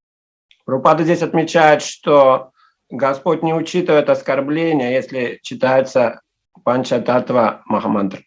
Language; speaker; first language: Russian; native; Russian